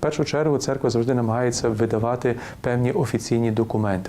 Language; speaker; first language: Ukrainian; native; Ukrainian